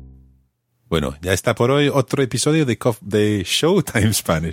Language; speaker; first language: Spanish; non-native, fluent; English